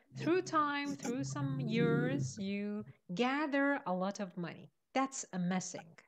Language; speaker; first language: English; non-native, fluent; Persian